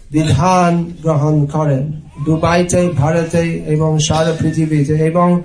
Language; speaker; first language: Bangla; non-native, fluent; English